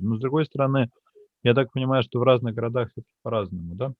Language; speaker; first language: Russian; native; Russian